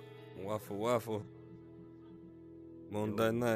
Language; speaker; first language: Japanese; non-native, learner; English